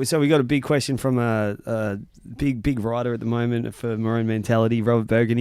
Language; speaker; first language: English; native; English